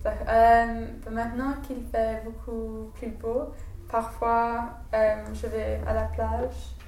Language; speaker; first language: French; non-native, fluent; English